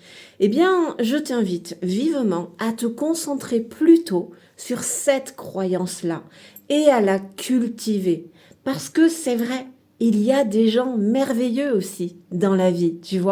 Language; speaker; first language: French; native; French